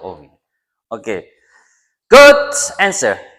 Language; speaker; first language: English; non-native, learner; Indonesian